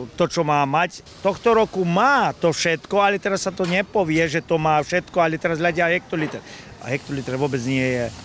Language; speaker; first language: Slovak; native; Slovak